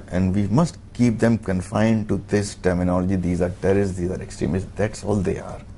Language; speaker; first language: English; non-native, local second language; Urdu